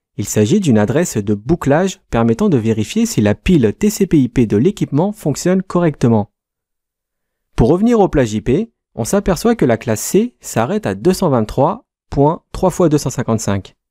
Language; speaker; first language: French; native; French